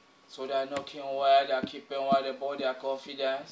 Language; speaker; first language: English; non-native, local second language; French